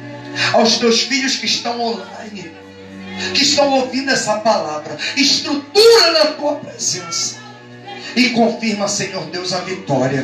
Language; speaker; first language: Portuguese; native; Portuguese